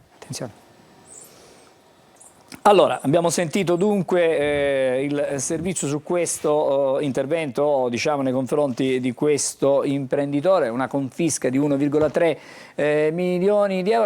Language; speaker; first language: Italian; native; Italian